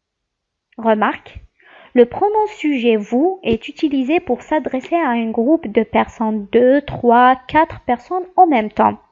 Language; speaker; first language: French; non-native, local second language; Arabic